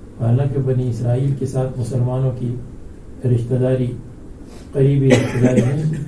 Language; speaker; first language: Urdu; non-native, local second language; Pashto